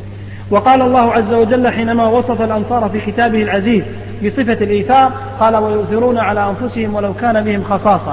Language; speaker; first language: Arabic; native; Arabic